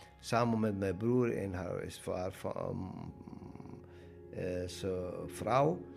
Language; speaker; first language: Dutch; non-native, learner; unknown